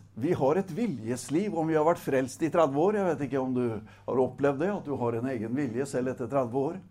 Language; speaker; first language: Norwegian; native; Norwegian